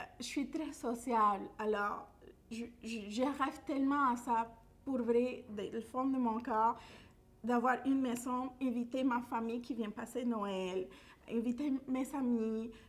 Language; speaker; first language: French; non-native, fluent; Spanish